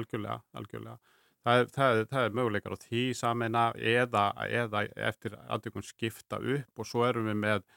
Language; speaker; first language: Icelandic; native; Icelandic